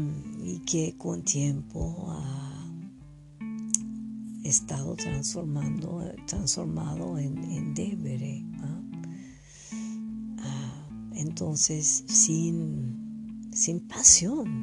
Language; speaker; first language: Spanish; non-native, fluent; French